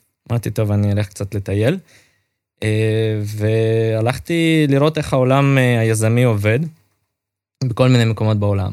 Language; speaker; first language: Hebrew; non-native, fluent; Russian